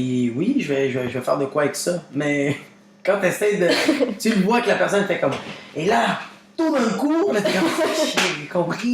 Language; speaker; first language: French; native; French